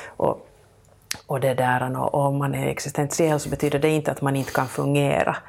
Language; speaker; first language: Swedish; native; Swedish